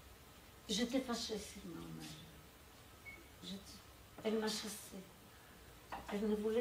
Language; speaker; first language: French; non-native, fluent; Polish